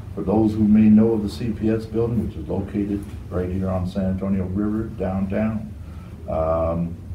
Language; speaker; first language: English; native; English